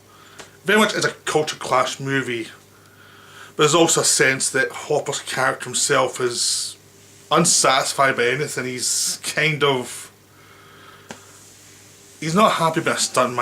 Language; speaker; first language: English; native; English